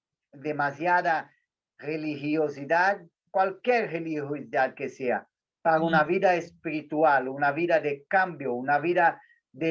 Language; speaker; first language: Spanish; non-native, learner; Portuguese